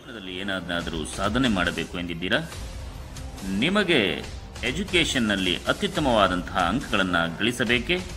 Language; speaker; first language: Kannada; native; Kannada